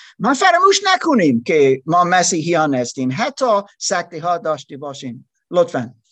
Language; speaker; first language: Persian; non-native, learner; German